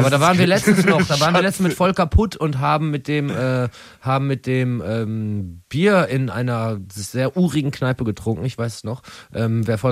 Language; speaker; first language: German; native; German